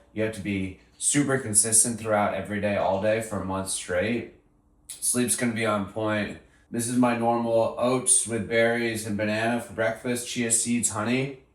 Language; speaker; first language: English; native; English